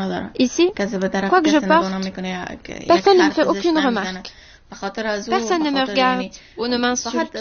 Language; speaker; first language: French; non-native, fluent; Persian